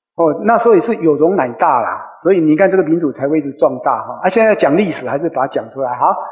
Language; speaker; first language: Chinese; non-native, local second language; Min Nan Chinese